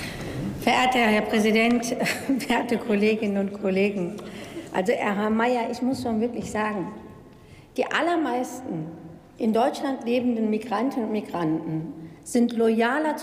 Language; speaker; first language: German; early bilingual, other home language; Turkish